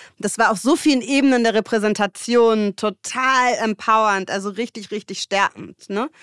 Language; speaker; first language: German; native; German